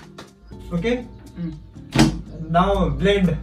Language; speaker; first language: English; non-native, fluent; Nepali